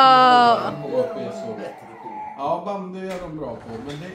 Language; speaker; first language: Swedish; native; Swedish